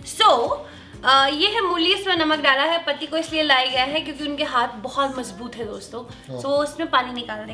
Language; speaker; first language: Hindi; native; Hindi